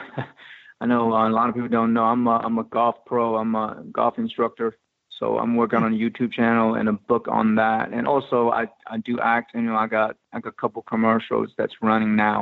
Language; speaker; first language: English; non-native, local second language; Cantonese